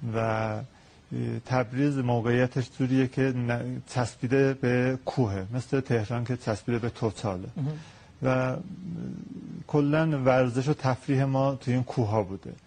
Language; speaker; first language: Persian; non-native, local second language; Azerbaijani